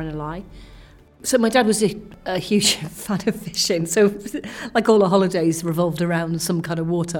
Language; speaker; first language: English; native; English